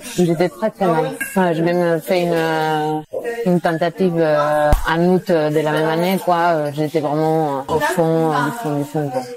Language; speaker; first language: French; non-native, fluent; Spanish